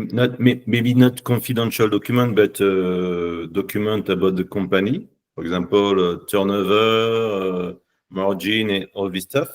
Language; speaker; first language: English; non-native, learner; French